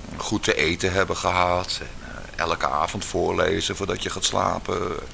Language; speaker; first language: Dutch; native; Dutch